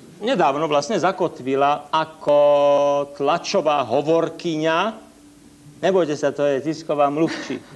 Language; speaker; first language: Slovak; native; Slovak